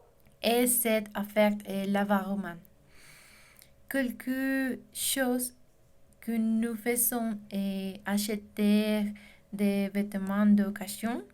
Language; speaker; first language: French; non-native, learner; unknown